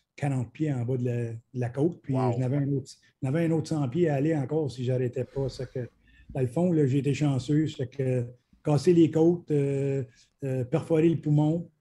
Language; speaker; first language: French; native; French